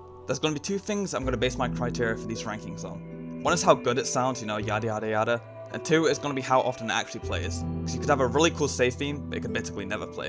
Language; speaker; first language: English; native; English